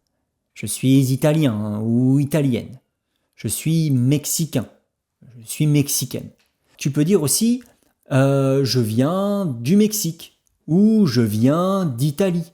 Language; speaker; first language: French; native; French